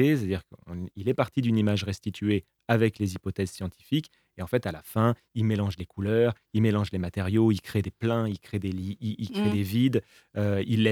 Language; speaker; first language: French; native; French